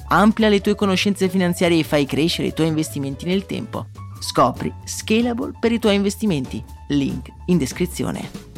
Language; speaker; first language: Italian; native; Italian